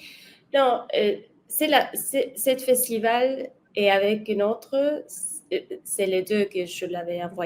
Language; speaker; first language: French; non-native, learner; Spanish